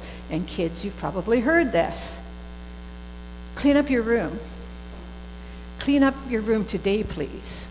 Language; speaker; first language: English; native; English